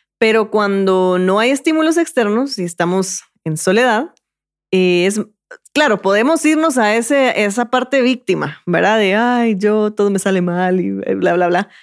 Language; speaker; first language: Spanish; native; Spanish